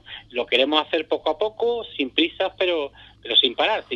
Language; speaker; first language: Spanish; native; Spanish